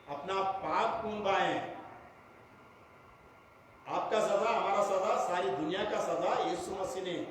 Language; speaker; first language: Hindi; non-native, local second language; Telugu